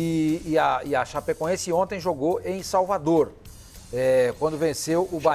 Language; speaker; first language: Portuguese; native; Portuguese